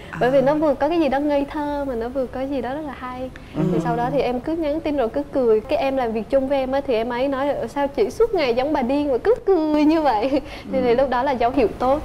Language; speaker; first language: Vietnamese; native; Vietnamese